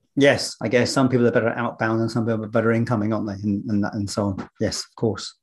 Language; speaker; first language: English; native; English